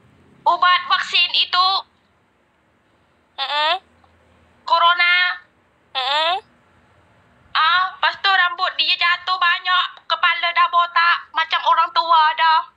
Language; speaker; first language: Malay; non-native, learner; Vietnamese